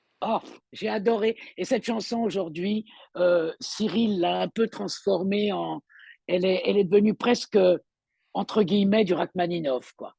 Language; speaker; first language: French; native; French